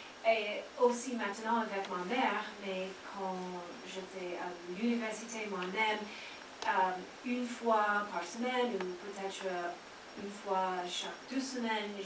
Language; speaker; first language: French; non-native, learner; English